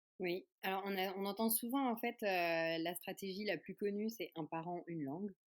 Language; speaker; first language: French; native; French